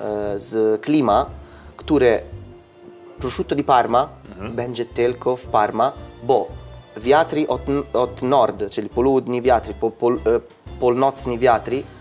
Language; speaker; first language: Polish; non-native, learner; Italian